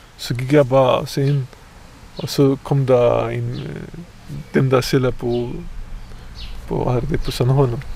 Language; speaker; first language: Danish; non-native, fluent; Pashto